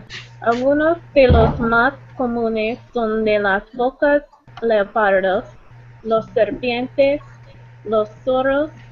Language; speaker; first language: Spanish; non-native, learner; English